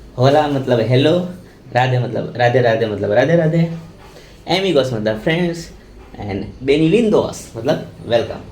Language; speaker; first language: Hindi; native; Hindi